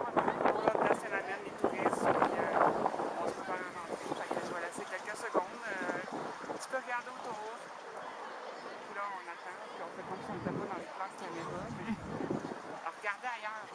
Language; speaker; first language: French; native; French